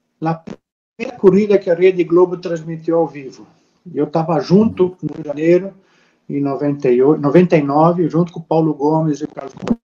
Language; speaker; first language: Portuguese; native; Portuguese